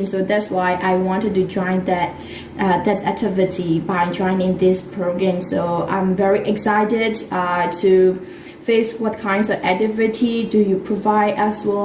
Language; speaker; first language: English; non-native, fluent; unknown